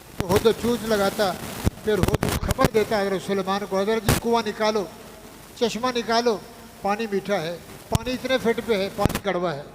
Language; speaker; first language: Urdu; non-native, local second language; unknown